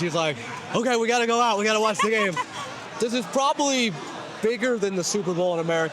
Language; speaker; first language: English; native; English